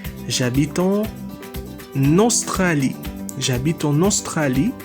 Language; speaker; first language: French; non-native, fluent; English